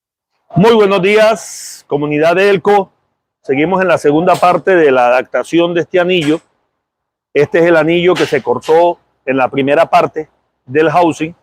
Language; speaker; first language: Spanish; native; Spanish